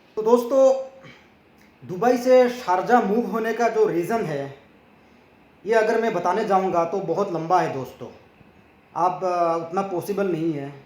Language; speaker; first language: Hindi; non-native, local second language; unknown